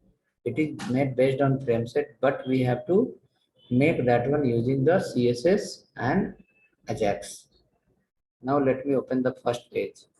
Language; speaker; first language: English; non-native, local second language; Telugu